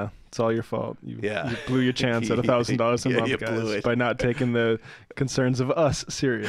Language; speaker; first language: English; native; English